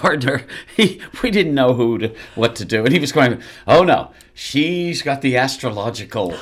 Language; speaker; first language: English; native; English